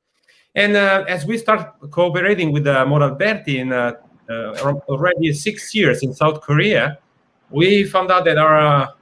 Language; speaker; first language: English; non-native, learner; Italian